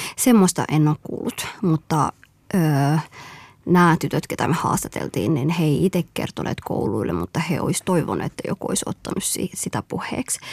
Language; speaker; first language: Finnish; early bilingual, other home language; Somali